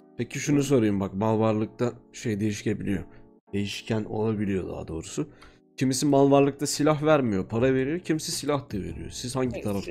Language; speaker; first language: Turkish; native; Turkish